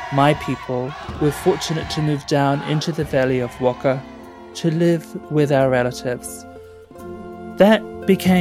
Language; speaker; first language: English; native; English